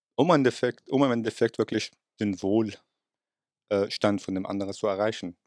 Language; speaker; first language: German; non-native, fluent; Arabic